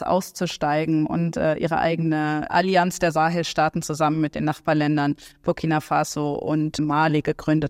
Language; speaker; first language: German; native; German